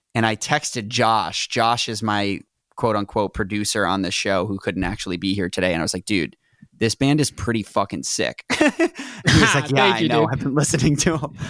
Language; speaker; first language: English; native; English